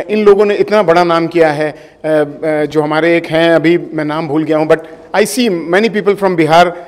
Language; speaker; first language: Hindi; native; Hindi